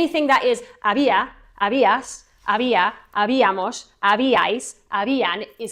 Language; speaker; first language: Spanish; non-native, fluent; English